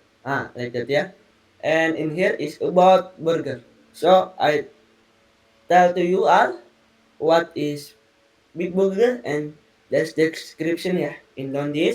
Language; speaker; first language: English; non-native, learner; Indonesian